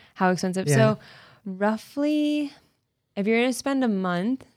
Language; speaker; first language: English; native; English